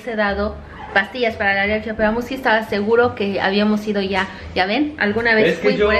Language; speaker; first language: Spanish; native; Spanish